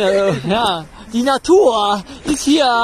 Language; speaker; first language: German; non-native, learner; Dutch